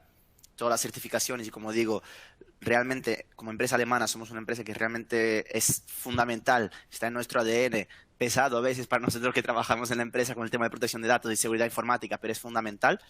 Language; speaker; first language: Spanish; native; Spanish